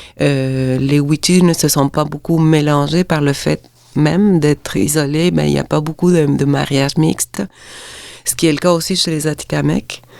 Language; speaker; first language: French; non-native, fluent; Spanish